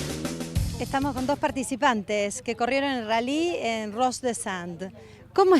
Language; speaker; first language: Spanish; native; Spanish